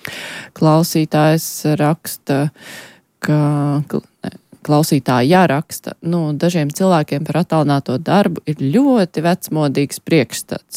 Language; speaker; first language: Latvian; native; Latvian